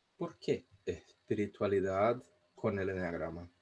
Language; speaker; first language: Spanish; non-native, fluent; Portuguese